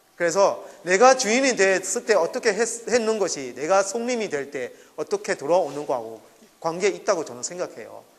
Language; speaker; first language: Korean; non-native, fluent; Burmese